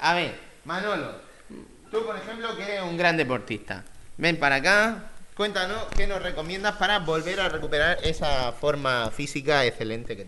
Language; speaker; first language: Spanish; native; Spanish